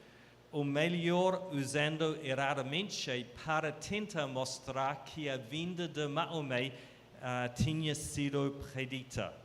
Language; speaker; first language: Portuguese; non-native, fluent; English